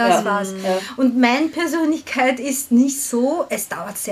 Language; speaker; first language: German; non-native, learner; Korean